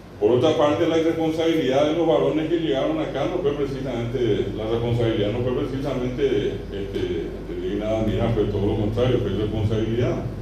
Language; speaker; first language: Spanish; non-native, local second language; Guarani